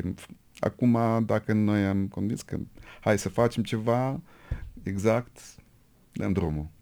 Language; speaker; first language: Romanian; non-native, local second language; Russian